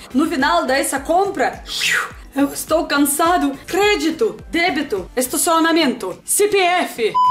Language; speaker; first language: Portuguese; non-native, learner; Russian